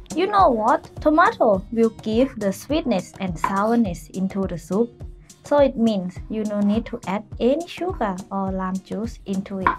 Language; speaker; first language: English; non-native, fluent; Thai